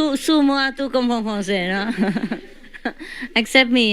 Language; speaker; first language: French; non-native, learner; Vietnamese